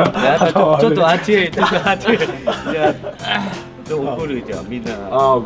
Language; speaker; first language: Japanese; non-native, learner; Vietnamese